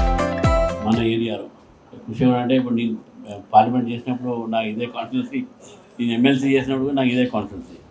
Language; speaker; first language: Telugu; native; Telugu